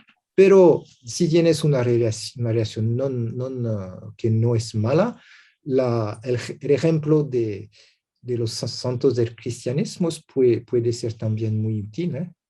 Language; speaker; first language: Spanish; non-native, learner; French